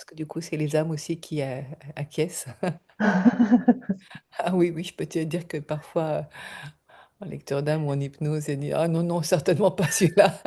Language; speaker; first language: French; native; French